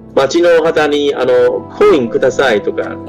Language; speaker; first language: Japanese; non-native, learner; Chinese